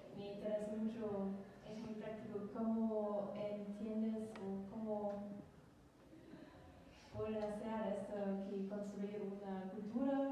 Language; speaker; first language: Spanish; non-native, learner; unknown